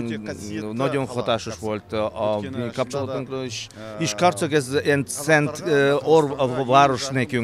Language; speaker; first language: Hungarian; non-native, learner; Kazakh